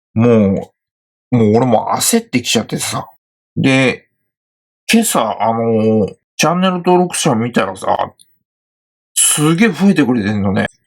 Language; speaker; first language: Japanese; native; Japanese